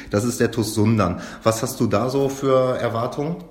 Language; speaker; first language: German; native; German